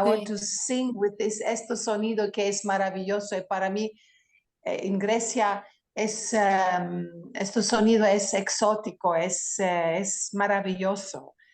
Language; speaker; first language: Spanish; non-native, learner; Greek